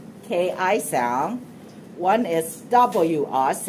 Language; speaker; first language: English; non-native, fluent; Chinese